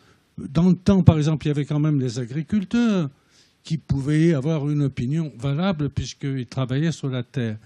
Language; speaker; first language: French; native; French